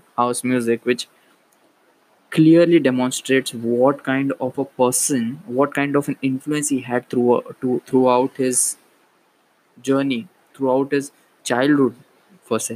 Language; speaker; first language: English; non-native, local second language; Marathi